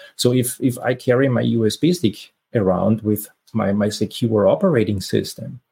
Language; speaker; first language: English; non-native, fluent; German